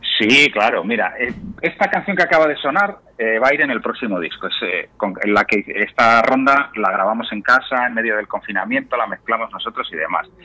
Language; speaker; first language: Spanish; native; Spanish